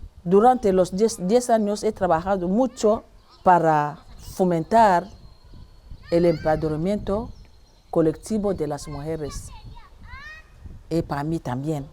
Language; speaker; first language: Spanish; non-native, learner; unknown